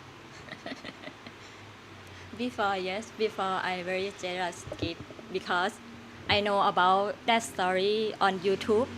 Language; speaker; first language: English; non-native, learner; Thai